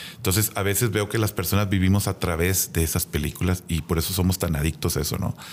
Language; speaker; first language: Spanish; native; Spanish